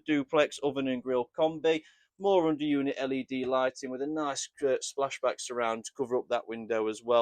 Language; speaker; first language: English; native; English